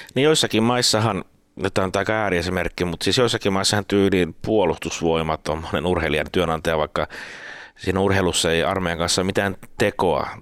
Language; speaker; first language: Finnish; native; Finnish